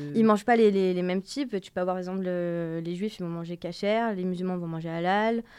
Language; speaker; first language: French; native; French